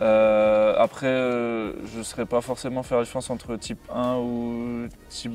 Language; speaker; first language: French; native; French